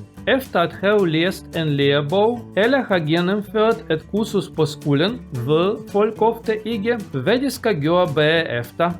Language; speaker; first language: Danish; non-native, learner; Russian